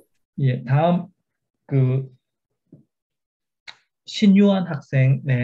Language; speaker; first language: Korean; native; Korean